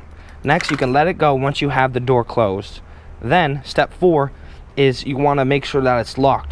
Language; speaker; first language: English; native; English